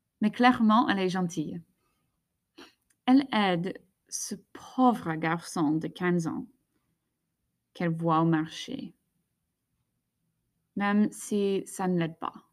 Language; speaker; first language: French; non-native, fluent; English